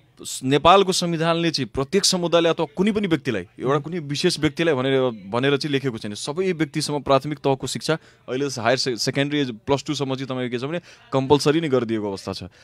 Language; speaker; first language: Nepali; non-native, local second language; Maithili